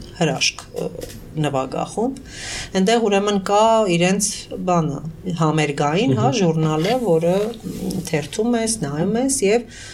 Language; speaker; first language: Armenian; early bilingual, heritage; Armenian